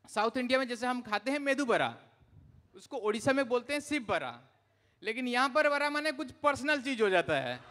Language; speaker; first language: Hindi; non-native, local second language; Odia